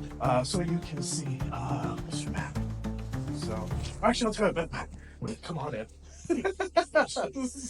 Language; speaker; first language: English; native; English